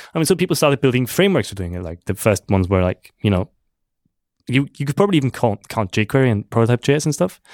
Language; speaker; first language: English; non-native, fluent; German